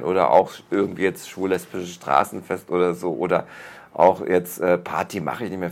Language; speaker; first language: German; native; German